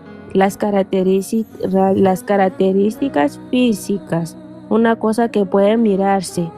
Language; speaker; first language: Spanish; non-native, fluent; Portuguese